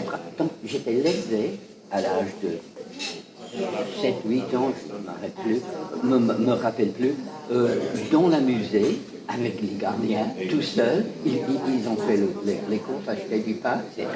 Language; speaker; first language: French; non-native, fluent; English